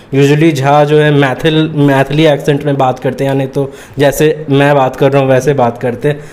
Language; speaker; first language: Hindi; native; Hindi